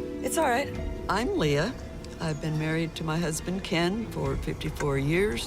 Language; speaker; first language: English; native; English